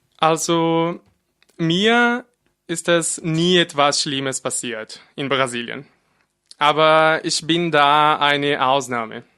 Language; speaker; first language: German; non-native, fluent; Portuguese